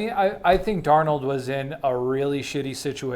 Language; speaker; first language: English; native; English